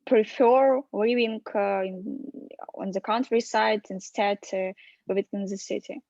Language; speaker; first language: English; non-native, learner; Russian